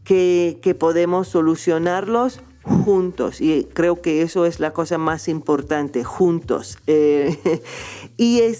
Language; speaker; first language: Spanish; non-native, fluent; English